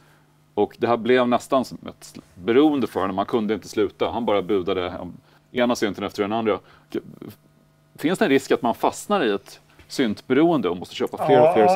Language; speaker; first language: Swedish; native; Swedish